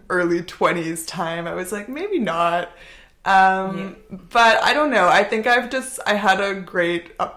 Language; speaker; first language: English; native; English